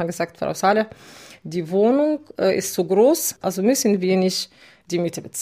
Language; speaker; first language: German; non-native, fluent; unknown